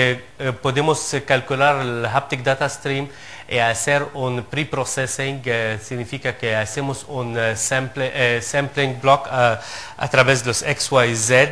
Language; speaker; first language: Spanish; non-native, fluent; Arabic